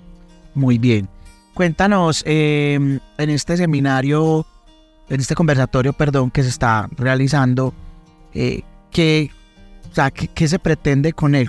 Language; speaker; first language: Spanish; native; Spanish